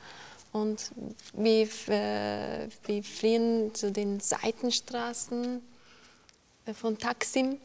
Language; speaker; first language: German; non-native, fluent; Turkish